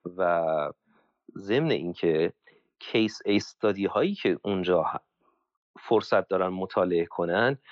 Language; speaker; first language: Persian; native; Persian